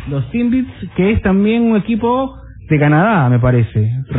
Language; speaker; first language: Spanish; native; Spanish